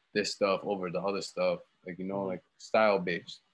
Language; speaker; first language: English; native; English